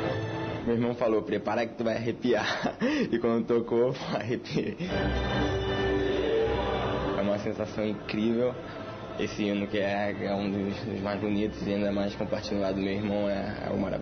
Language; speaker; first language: Portuguese; early bilingual, heritage; Portuguese